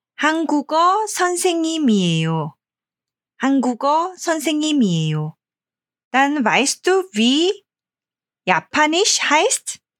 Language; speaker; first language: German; non-native, fluent; Korean